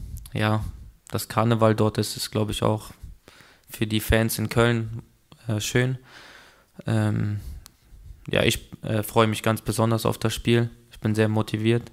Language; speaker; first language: German; early bilingual, other home language; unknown